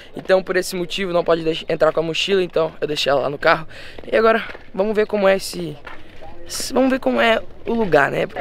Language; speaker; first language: Portuguese; early bilingual, heritage; Portuguese